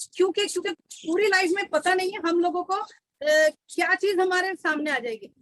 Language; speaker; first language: Hindi; native; Hindi